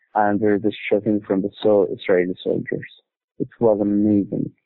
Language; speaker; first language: English; non-native, learner; Arabic